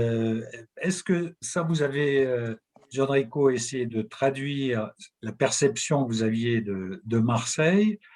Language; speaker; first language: French; native; French